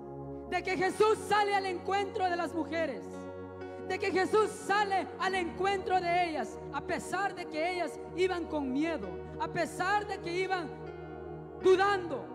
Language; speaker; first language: Spanish; native; Spanish